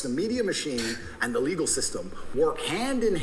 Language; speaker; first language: English; native; English